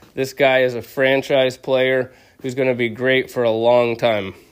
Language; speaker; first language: English; native; English